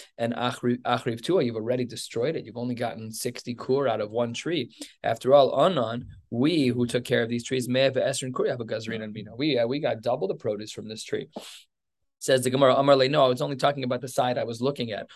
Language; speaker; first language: English; native; English